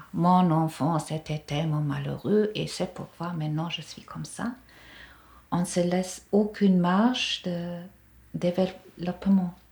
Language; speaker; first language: French; non-native, fluent; German